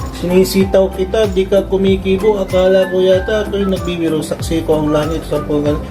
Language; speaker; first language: Filipino; non-native, local second language; Pangasinan